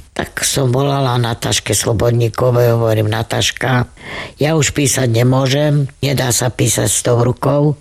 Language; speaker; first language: Slovak; non-native, local second language; Romany